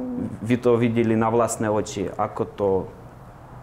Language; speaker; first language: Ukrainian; non-native, learner; Slovak